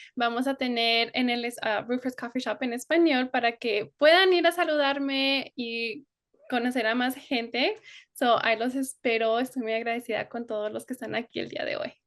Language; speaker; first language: Spanish; early bilingual, heritage; Spanish